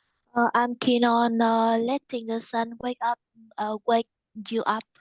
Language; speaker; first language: English; non-native, learner; Vietnamese